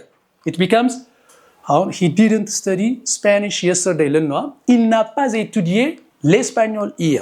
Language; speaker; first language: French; non-native, fluent; Amharic